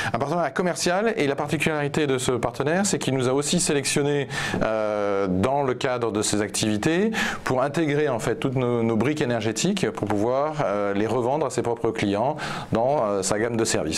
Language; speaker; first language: French; native; French